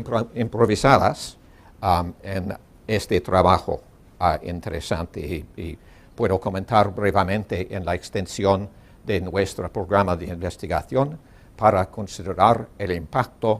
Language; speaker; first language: Spanish; non-native, learner; English